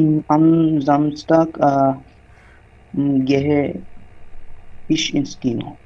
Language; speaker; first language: German; non-native, learner; Bangla